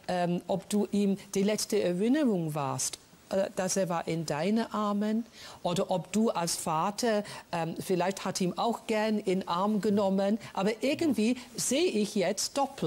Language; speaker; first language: German; non-native, fluent; English